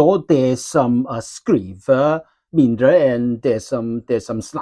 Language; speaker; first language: Norwegian; non-native, learner; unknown